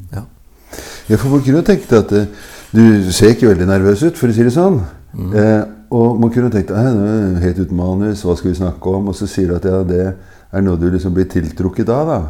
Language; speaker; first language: Norwegian; native; Norwegian